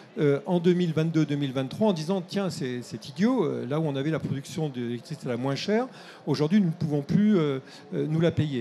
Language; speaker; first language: French; native; French